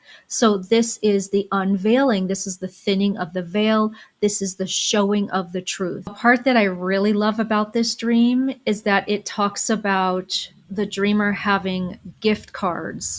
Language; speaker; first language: English; native; English